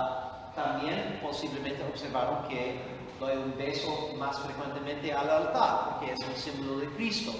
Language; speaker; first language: Spanish; non-native, fluent; English